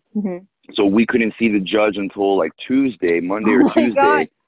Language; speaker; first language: English; early bilingual, other home language; Persian